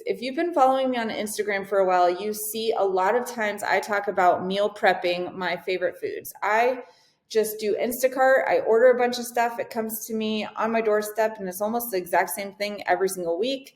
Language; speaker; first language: English; native; English